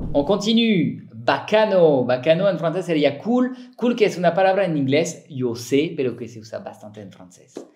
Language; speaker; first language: Spanish; non-native, fluent; French